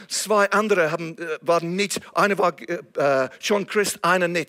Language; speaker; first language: German; non-native, fluent; English